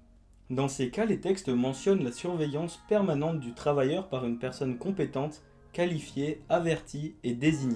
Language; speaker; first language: French; native; French